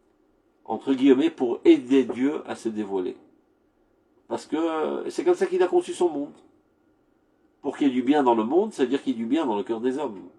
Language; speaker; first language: French; native; French